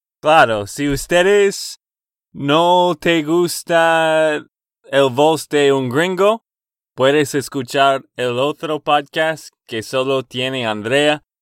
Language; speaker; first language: Spanish; non-native, learner; English